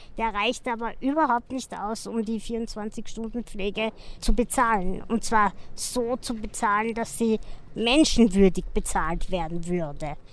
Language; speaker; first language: German; native; German